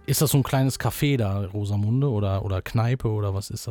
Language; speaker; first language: German; native; German